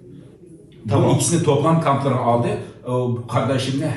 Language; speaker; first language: Turkish; non-native, learner; Uyghur